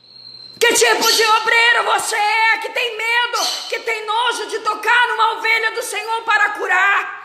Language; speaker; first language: Portuguese; native; Portuguese